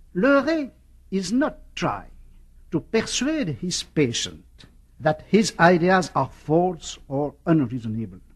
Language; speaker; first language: English; non-native, fluent; French